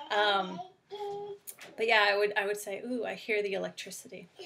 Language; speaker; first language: English; native; English